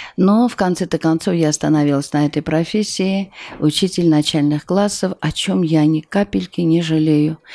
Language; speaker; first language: Russian; non-native, local second language; Armenian